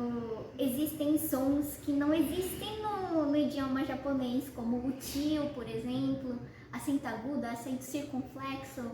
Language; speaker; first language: Portuguese; early bilingual, heritage; Portuguese